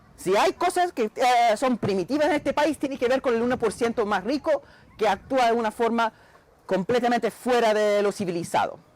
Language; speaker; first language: Spanish; non-native, fluent; English